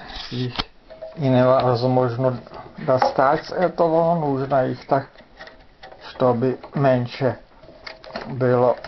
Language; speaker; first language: Russian; non-native, fluent; Czech